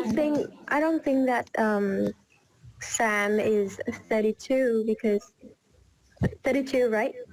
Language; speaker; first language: English; non-native, learner; Vietnamese